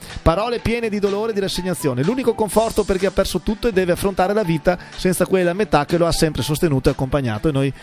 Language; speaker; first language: Italian; native; Italian